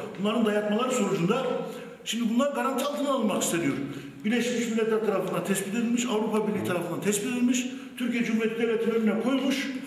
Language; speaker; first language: Turkish; native; Turkish